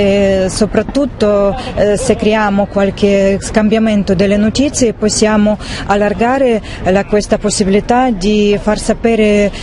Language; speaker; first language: Italian; non-native, learner; Russian